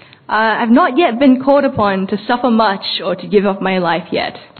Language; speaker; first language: English; early bilingual, other home language; Chinese